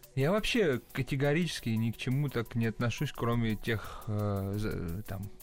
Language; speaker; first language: Russian; early bilingual, other home language; Georgian